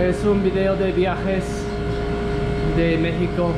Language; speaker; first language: Spanish; non-native, learner; English